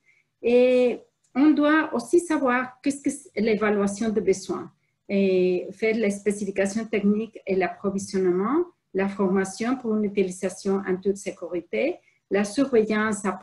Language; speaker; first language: French; non-native, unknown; Spanish